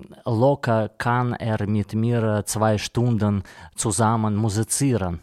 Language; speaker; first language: German; non-native, learner; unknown